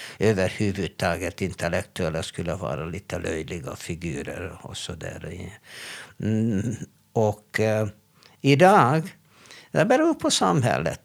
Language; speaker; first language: Swedish; non-native, fluent; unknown